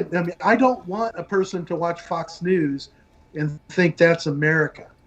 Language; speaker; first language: English; native; English